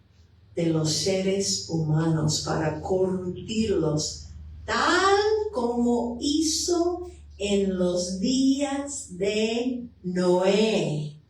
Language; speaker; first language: Spanish; non-native, fluent; English